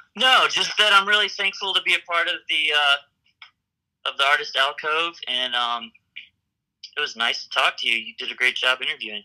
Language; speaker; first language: English; native; English